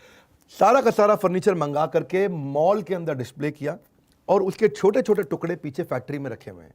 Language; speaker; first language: Hindi; native; Hindi